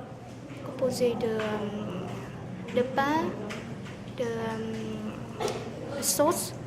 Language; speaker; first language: French; non-native, learner; Vietnamese